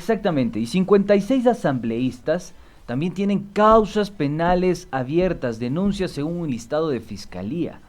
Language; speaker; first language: Spanish; native; Spanish